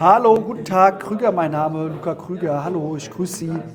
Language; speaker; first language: German; native; German